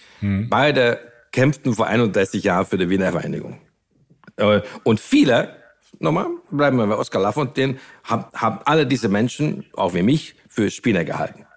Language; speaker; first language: German; non-native, fluent; Hungarian